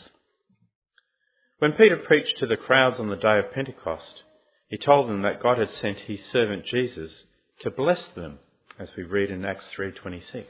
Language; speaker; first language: English; native; English